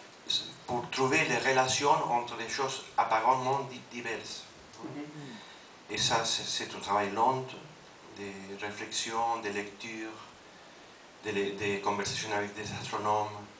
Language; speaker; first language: French; non-native, fluent; Spanish